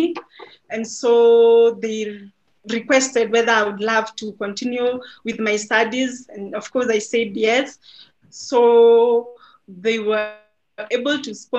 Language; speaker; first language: English; non-native, local second language; Kikuyu